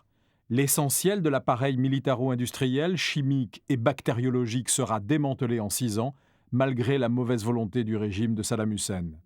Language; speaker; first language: French; native; French